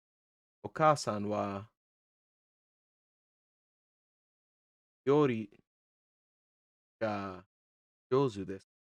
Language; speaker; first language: Japanese; non-native, learner; English